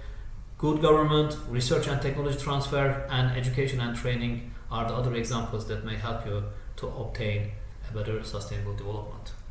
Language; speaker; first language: English; non-native, fluent; Turkish